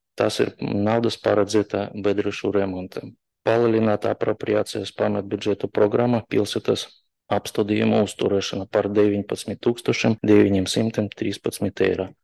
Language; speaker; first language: Latvian; non-native, local second language; Russian